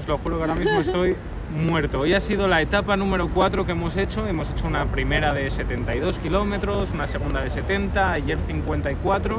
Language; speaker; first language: Spanish; native; Spanish